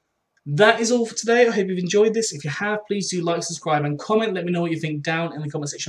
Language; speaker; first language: English; native; English